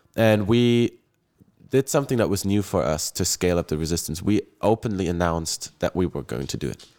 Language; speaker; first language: English; non-native, fluent; German